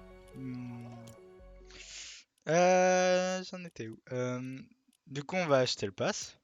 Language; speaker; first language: French; native; French